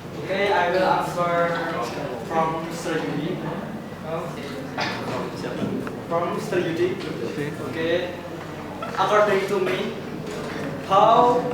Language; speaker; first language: English; non-native, learner; Indonesian